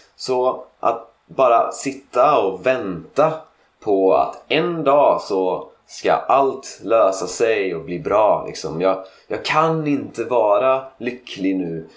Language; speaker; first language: Swedish; native; Swedish